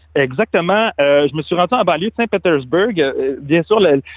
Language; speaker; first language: French; native; French